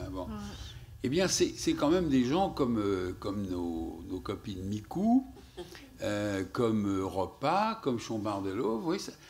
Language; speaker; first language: French; native; French